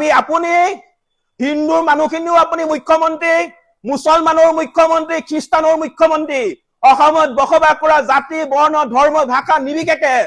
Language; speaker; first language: Assamese; native; Assamese